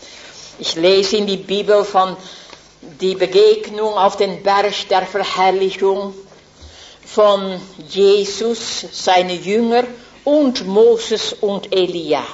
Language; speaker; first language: German; non-native, fluent; Dutch